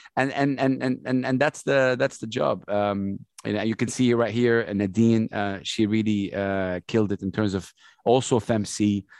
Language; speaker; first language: English; non-native, fluent; Arabic